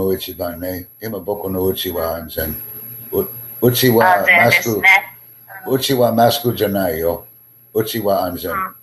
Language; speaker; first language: Japanese; non-native, learner; English